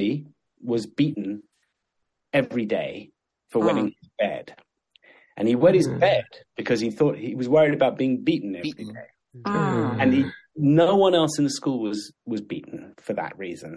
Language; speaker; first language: English; native; English